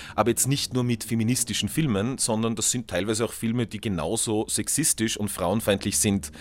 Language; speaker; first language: German; native; German